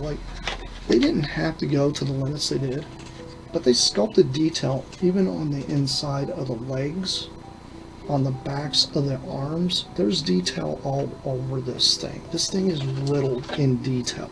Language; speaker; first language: English; native; English